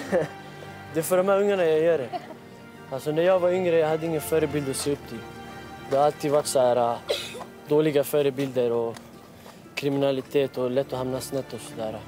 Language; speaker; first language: Swedish; non-native, local second language; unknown